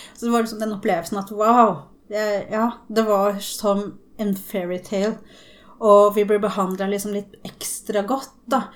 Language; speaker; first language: Norwegian; early bilingual, other home language; Spanish